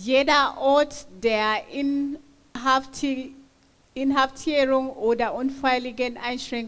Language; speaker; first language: German; non-native, fluent; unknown